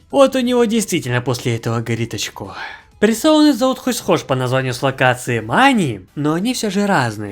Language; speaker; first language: Russian; native; Russian